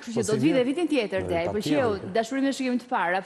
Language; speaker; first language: Albanian; native; Albanian